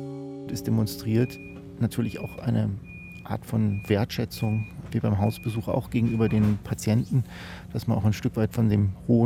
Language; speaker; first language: German; native; German